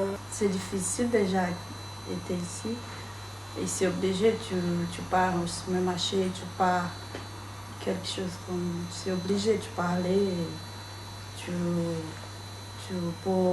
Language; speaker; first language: French; non-native, learner; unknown